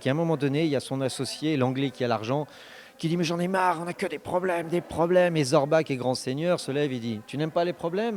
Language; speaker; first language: French; native; French